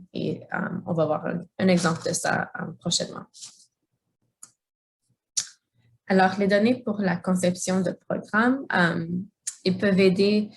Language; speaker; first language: French; non-native, fluent; English